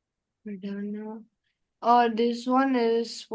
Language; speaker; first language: English; non-native, learner; Indonesian